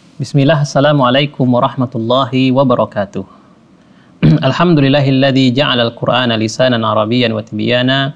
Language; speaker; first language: Arabic; non-native, fluent; Indonesian